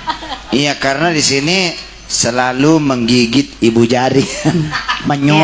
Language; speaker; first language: Indonesian; native; Indonesian